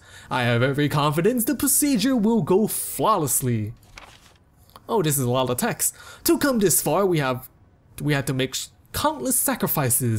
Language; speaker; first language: English; native; English